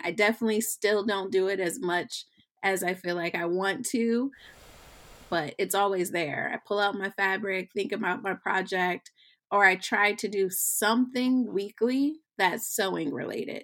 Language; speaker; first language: English; native; English